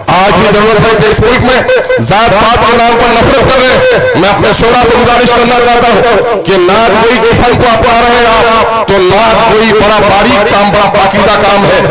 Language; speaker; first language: Urdu; native; Urdu